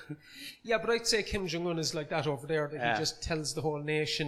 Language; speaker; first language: English; native; English